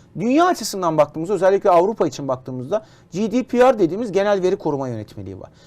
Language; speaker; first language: Turkish; native; Turkish